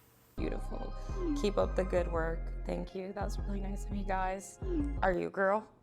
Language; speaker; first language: English; native; English